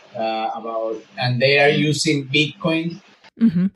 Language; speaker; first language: English; non-native, learner; Spanish